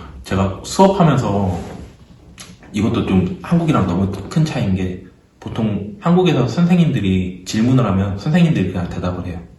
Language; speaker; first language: Korean; native; Korean